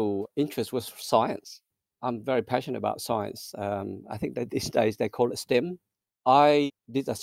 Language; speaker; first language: English; early bilingual, other home language; Vietnamese